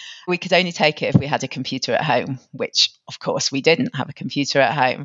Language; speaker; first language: English; native; English